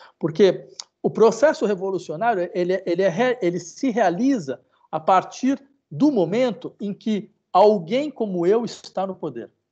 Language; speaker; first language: Portuguese; native; Portuguese